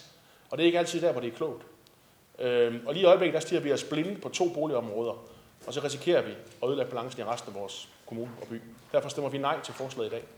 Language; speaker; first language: Danish; native; Danish